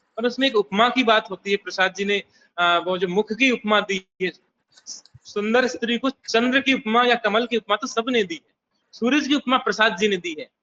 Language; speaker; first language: Hindi; native; Hindi